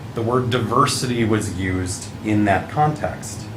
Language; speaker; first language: English; early bilingual, other home language; Italian